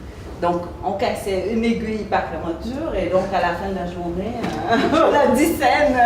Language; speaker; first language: French; early bilingual, other home language; Vietnamese